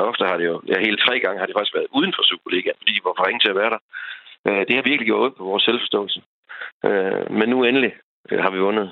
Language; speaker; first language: Danish; native; Danish